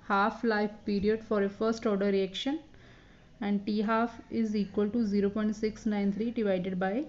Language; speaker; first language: English; non-native, local second language; Punjabi